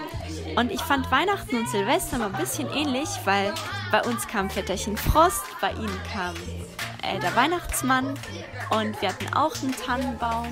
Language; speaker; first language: German; early bilingual, other home language; Russian